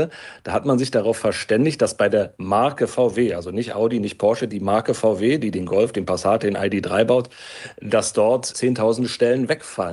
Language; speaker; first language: German; native; German